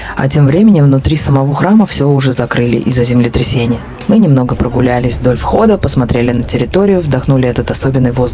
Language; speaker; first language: Russian; native; Russian